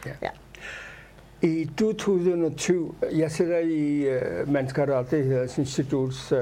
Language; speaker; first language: Danish; non-native, fluent; Urdu